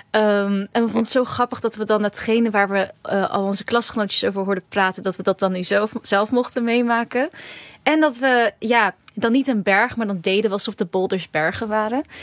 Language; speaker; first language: Dutch; early bilingual, other home language; Kurdish